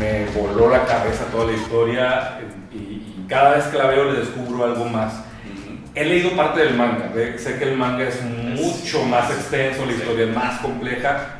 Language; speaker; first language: Spanish; native; Spanish